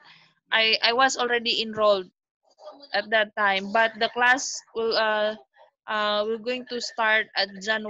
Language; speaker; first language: English; non-native, local second language; Filipino